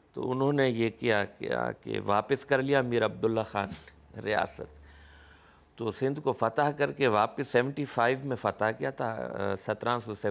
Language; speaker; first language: Urdu; non-native, local second language; Sindhi